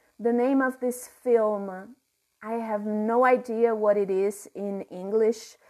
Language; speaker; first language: English; non-native, fluent; Portuguese